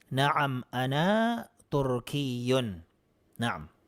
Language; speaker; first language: Arabic; non-native, fluent; Filipino